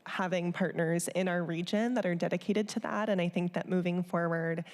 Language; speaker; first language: English; native; English